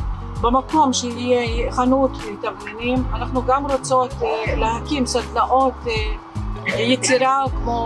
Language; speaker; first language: Hebrew; non-native, local second language; Arabic